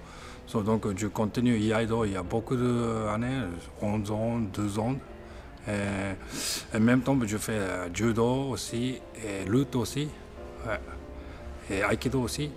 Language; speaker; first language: French; non-native, learner; Japanese